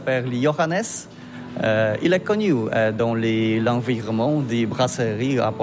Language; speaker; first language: French; non-native, learner; Polish